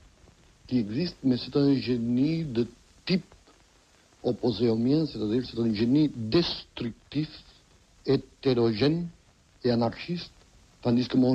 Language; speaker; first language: French; non-native, fluent; Catalan